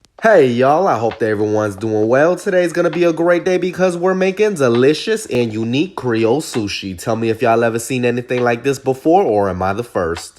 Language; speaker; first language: English; native; English